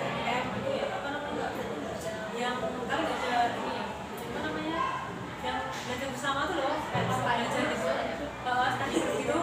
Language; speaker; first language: Indonesian; native; Indonesian